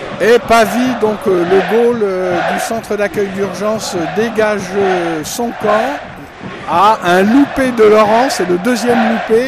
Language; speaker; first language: French; native; French